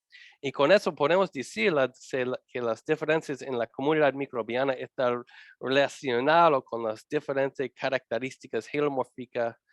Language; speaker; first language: Spanish; non-native, learner; English